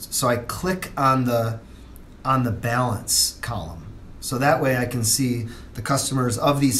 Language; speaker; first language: English; native; English